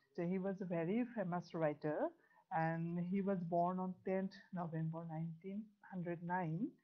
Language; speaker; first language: English; non-native, local second language; Assamese